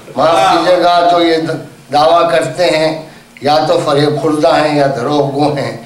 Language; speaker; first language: Urdu; native; Urdu